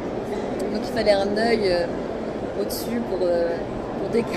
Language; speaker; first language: French; native; French